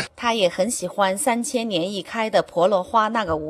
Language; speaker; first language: Chinese; native; Chinese